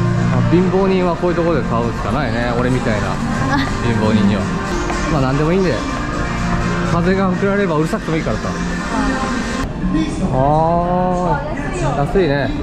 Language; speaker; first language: Japanese; native; Japanese